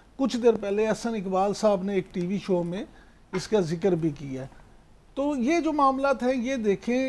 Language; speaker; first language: Urdu; native; Urdu